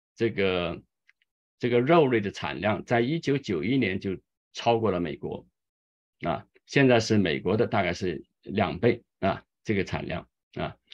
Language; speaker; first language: Chinese; native; Chinese